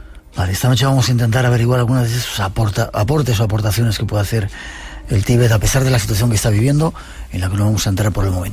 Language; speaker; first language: Spanish; native; Spanish